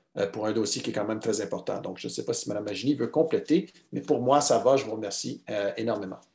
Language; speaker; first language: French; native; French